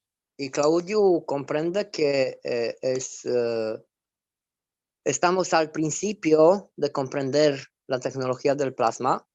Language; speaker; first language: Spanish; non-native, fluent; Romanian